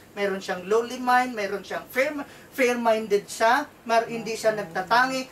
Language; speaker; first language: Filipino; non-native, local second language; Cebuano